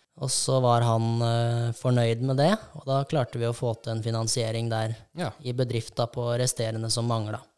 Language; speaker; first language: Norwegian; native; Norwegian